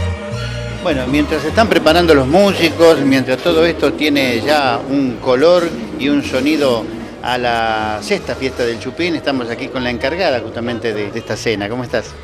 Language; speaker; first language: Spanish; native; Spanish